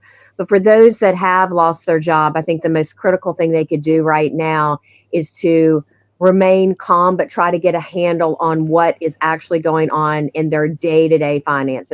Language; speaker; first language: English; native; English